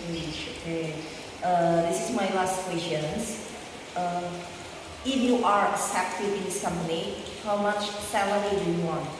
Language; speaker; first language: English; non-native, fluent; Indonesian